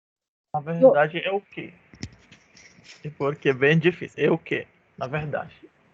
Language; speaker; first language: Portuguese; non-native, learner; Arabic